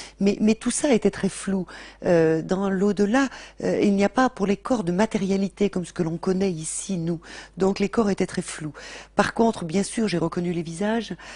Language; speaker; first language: French; native; French